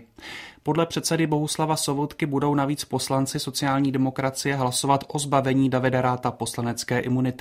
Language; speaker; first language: Czech; native; Czech